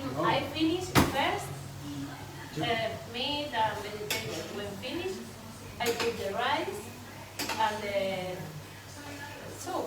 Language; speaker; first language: English; non-native, learner; Spanish